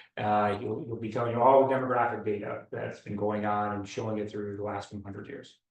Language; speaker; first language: English; native; English